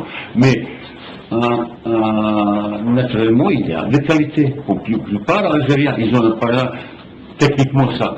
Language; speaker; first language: French; non-native, fluent; Bosnian